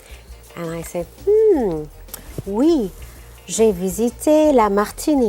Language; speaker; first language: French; non-native, fluent; English